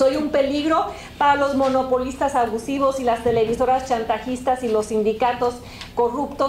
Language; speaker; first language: Spanish; native; Spanish